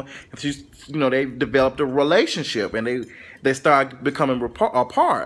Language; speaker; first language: English; native; English